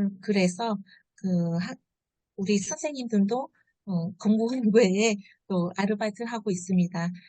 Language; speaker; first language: Korean; non-native, fluent; Vietnamese